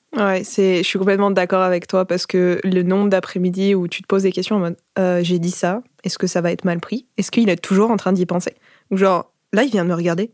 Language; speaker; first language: French; native; French